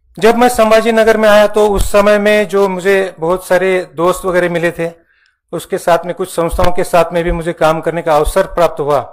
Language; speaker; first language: Hindi; non-native, local second language; Marathi